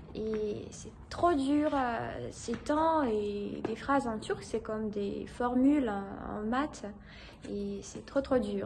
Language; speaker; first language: French; non-native, fluent; Russian